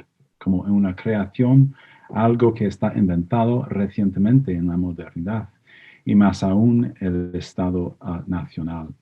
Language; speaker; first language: Spanish; non-native, fluent; English